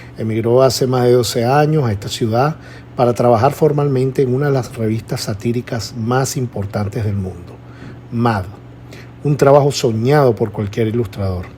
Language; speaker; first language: Spanish; native; Spanish